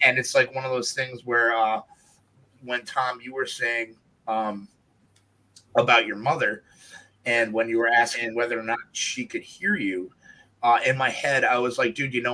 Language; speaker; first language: English; native; English